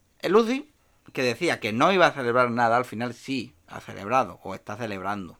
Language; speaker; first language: Spanish; native; Spanish